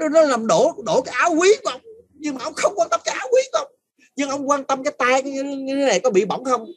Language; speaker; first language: Vietnamese; early bilingual, other home language; French